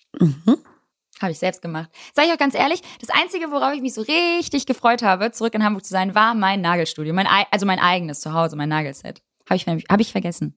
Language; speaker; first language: German; early bilingual, other home language; Albanian